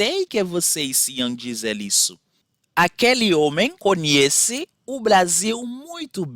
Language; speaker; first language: Portuguese; non-native, fluent; Haitian Creole